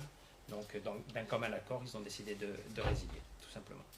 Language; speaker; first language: French; native; French